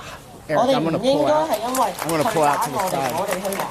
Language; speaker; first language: Cantonese; native; Cantonese